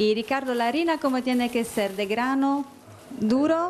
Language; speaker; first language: Spanish; non-native, fluent; Italian